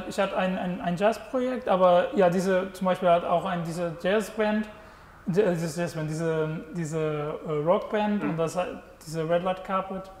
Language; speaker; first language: German; non-native, learner; Portuguese